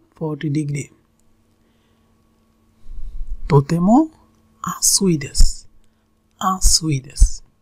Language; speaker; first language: Japanese; non-native, fluent; Bangla